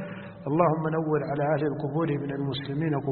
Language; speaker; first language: Arabic; native; Arabic